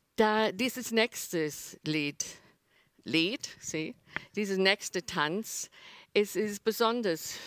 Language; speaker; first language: German; non-native, learner; English